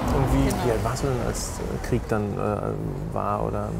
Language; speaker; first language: German; native; German